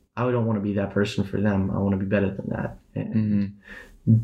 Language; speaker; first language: English; native; English